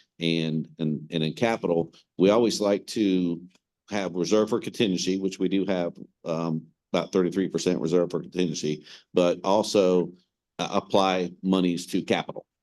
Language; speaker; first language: English; native; English